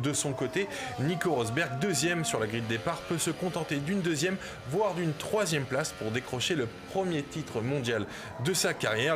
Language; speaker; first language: French; native; French